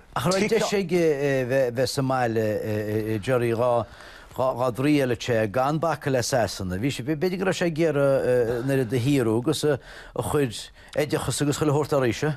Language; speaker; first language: Irish; native; Irish